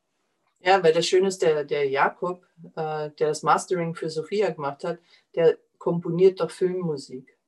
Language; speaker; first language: German; native; German